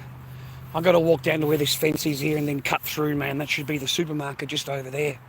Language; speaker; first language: English; native; English